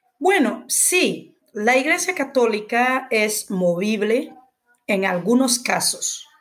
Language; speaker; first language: Spanish; non-native, fluent; Haitian Creole